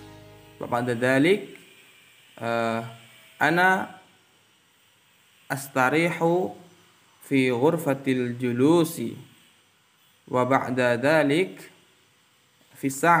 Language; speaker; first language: Arabic; non-native, learner; Javanese